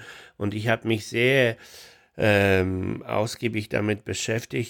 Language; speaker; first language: German; non-native, fluent; Polish